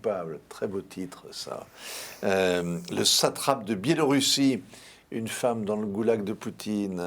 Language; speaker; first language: French; native; French